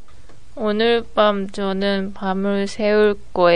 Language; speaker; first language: Korean; non-native, learner; Japanese